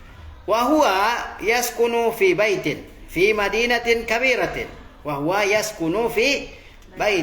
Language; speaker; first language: Arabic; non-native, fluent; Indonesian